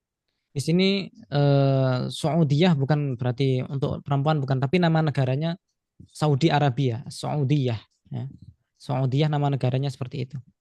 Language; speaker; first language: Indonesian; native; Indonesian